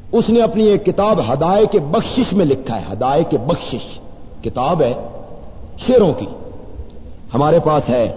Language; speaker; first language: Urdu; non-native, local second language; Punjabi